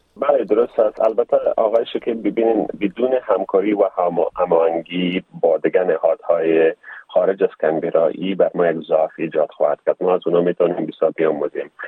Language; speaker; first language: Persian; native; Persian